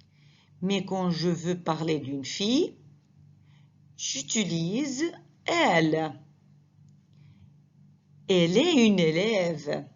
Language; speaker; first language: French; non-native, fluent; Arabic